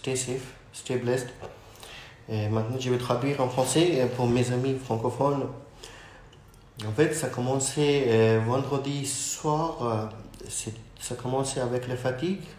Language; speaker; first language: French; non-native, learner; Urdu